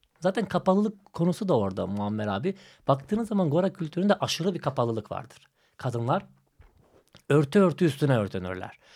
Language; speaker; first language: Turkish; non-native, fluent; Macedonian